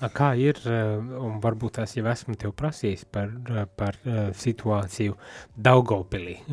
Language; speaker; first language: Latvian; native; Latvian